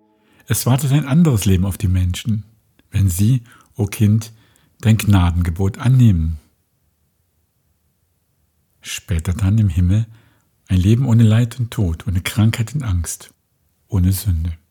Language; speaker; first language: German; native; German